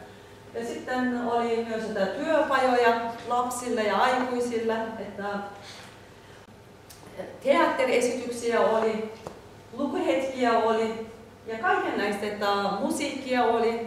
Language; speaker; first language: Finnish; non-native, fluent; Turkish